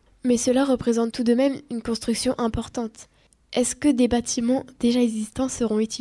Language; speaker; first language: French; native; French